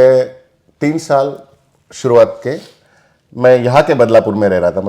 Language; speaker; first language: Hindi; native; Hindi